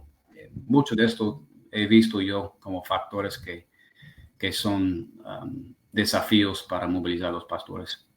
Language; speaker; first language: Spanish; non-native, fluent; English